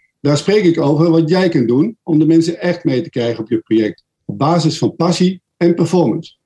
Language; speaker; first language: Dutch; native; Dutch